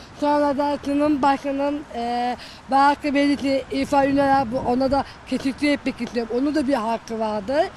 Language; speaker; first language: Turkish; native; Turkish